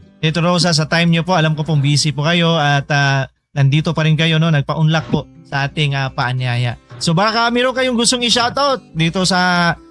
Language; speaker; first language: Filipino; non-native, local second language; Cebuano